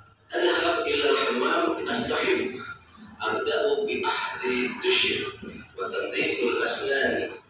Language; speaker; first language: Arabic; non-native, learner; Indonesian